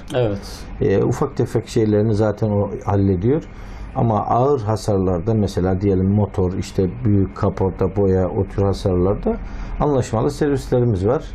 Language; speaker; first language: Turkish; native; Turkish